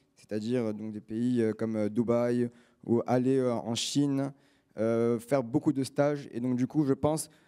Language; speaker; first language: French; non-native, local second language; Arabic